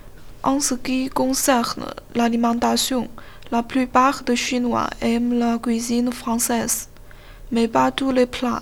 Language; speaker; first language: French; non-native, learner; Chinese